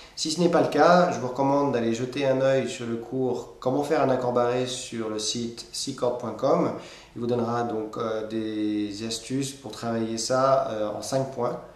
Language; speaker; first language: French; native; French